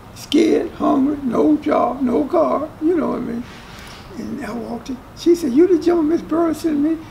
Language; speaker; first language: English; native; English